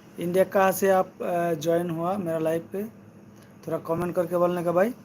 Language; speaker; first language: Hindi; non-native, learner; Bangla